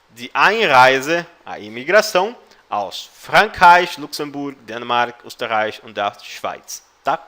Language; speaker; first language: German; non-native, fluent; Portuguese